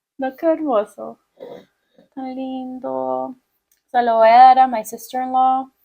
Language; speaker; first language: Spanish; early bilingual, heritage; Spanish